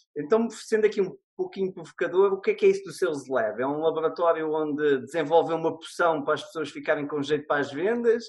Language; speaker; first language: Portuguese; native; Portuguese